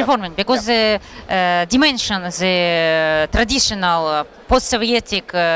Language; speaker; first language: English; non-native, learner; Russian